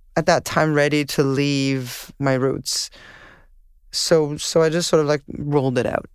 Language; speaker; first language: English; non-native, fluent; Danish